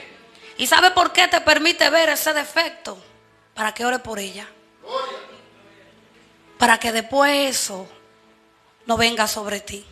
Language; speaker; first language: Spanish; native; Spanish